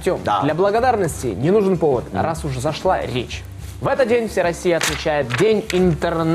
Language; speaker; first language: Russian; native; Russian